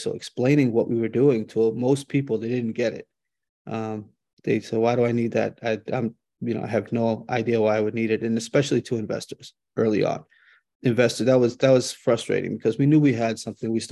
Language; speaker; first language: English; native; English